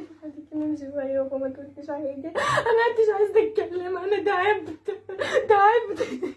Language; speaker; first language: Arabic; native; Arabic